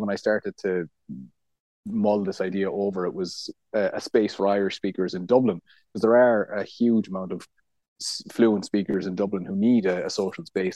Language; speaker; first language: English; native; English